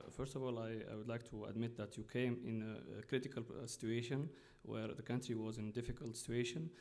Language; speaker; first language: English; non-native, fluent; Arabic